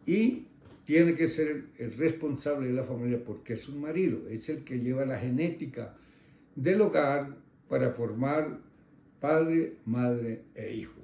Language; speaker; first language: Spanish; native; Spanish